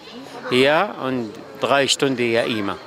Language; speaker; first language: German; non-native, learner; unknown